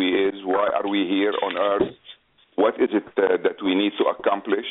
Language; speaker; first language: English; non-native, fluent; Arabic